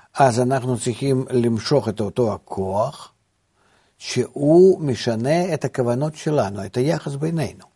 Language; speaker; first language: Hebrew; non-native, fluent; Russian